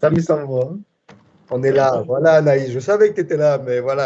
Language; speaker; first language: French; native; French